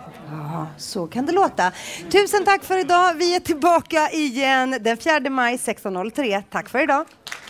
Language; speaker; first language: Swedish; native; Swedish